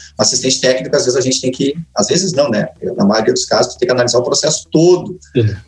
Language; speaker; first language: Portuguese; native; Portuguese